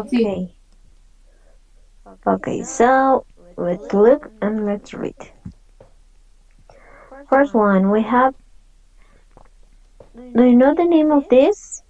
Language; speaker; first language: English; non-native, fluent; Spanish